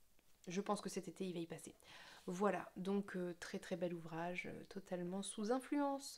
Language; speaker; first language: French; native; French